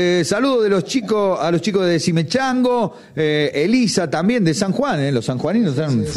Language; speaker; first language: Spanish; native; Spanish